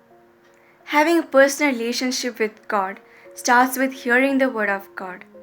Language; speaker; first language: English; non-native, local second language; Malayalam